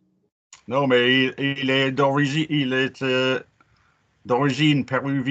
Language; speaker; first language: French; non-native, fluent; English